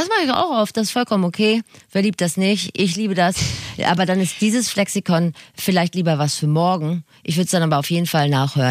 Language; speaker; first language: German; native; German